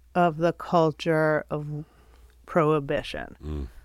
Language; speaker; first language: English; native; English